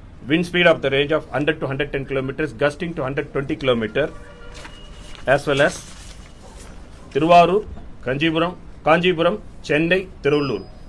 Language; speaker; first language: English; non-native, local second language; Tamil